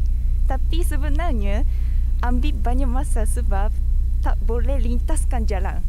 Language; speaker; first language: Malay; non-native, fluent; Japanese